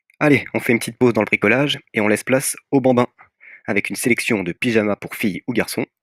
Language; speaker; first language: French; native; French